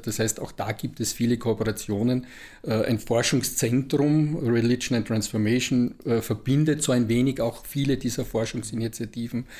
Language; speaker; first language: German; native; German